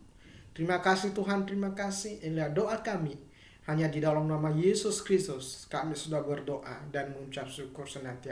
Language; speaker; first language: Indonesian; native; Indonesian